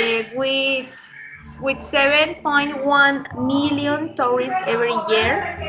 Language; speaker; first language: English; non-native, learner; Spanish